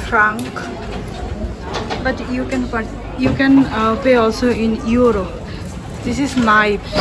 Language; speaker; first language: English; non-native, local second language; Bangla